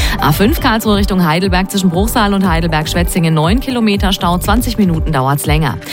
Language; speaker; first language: German; native; German